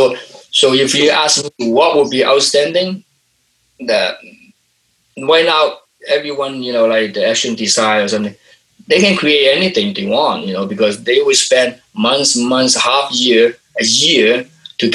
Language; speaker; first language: English; non-native, local second language; Cantonese